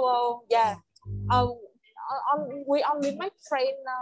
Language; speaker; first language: English; non-native, learner; Vietnamese